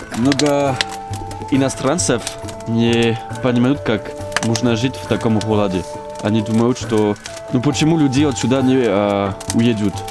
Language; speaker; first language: Russian; non-native, learner; French